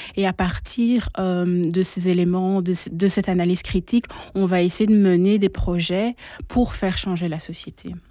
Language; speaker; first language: French; native; French